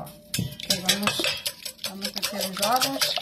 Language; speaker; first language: Portuguese; early bilingual, heritage; Portuguese